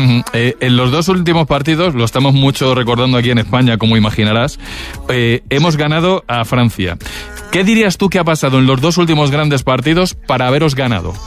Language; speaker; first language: Spanish; native; Spanish